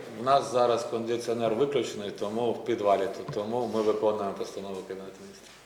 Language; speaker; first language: Ukrainian; native; Ukrainian